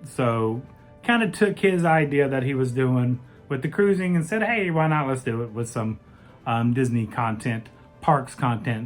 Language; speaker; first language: English; native; English